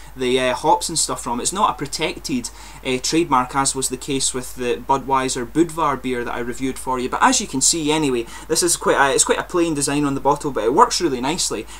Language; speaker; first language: English; native; English